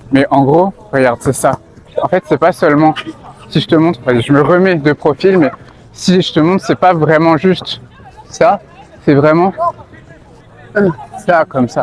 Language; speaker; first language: French; native; French